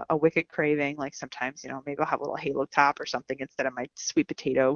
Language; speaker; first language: English; native; English